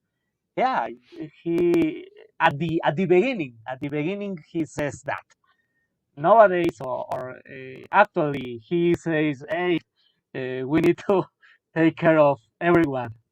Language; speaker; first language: English; non-native, local second language; Spanish